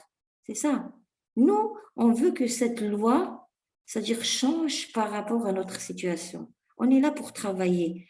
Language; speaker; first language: French; non-native, fluent; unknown